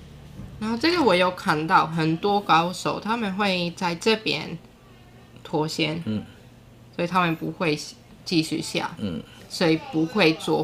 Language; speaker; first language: Chinese; non-native, learner; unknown